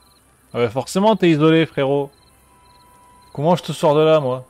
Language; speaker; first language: French; native; French